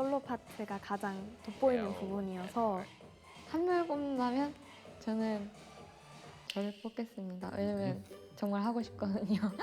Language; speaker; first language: Korean; non-native, fluent; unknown